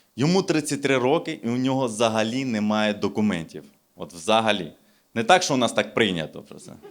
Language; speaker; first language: Ukrainian; non-native, local second language; Russian